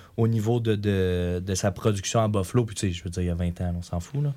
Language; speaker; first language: French; native; French